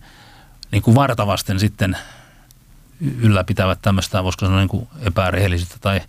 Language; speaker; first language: Finnish; native; Finnish